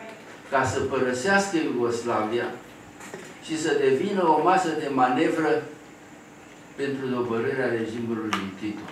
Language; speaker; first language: Romanian; native; Romanian